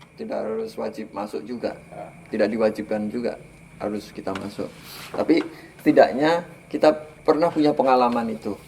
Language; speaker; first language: Indonesian; native; Indonesian